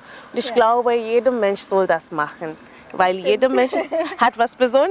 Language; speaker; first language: German; non-native, fluent; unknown